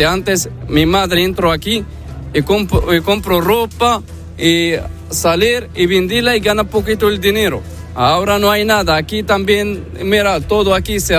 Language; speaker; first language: Spanish; non-native, learner; Arabic